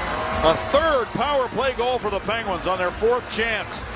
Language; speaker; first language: English; native; English